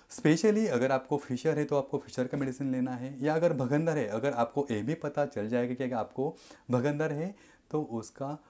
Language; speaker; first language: Hindi; non-native, local second language; Marathi